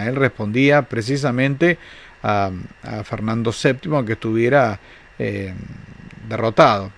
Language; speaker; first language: Spanish; native; Spanish